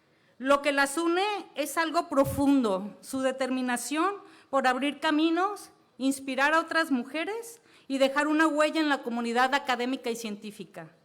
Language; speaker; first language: Spanish; native; Spanish